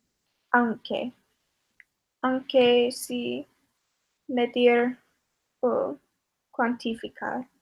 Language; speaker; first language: Spanish; non-native, learner; English